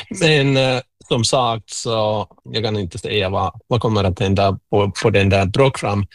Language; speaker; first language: Swedish; non-native, local second language; Finnish